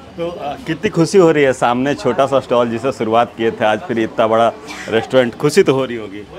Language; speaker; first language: Hindi; native; Hindi